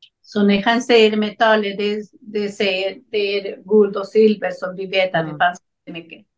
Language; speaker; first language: Swedish; non-native, learner; Spanish